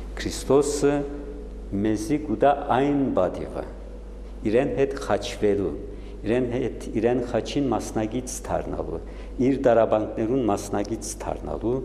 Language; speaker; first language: Armenian; native; Armenian